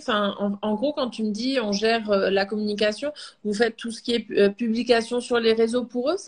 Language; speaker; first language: French; native; French